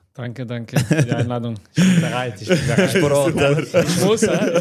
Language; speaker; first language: German; non-native, fluent; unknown